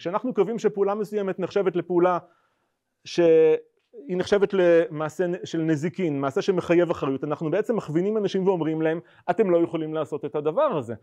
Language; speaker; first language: Hebrew; native; Hebrew